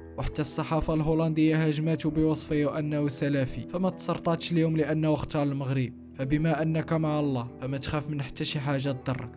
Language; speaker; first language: Arabic; native; Arabic